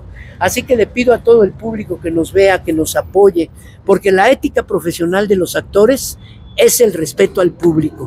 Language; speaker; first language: Spanish; native; Spanish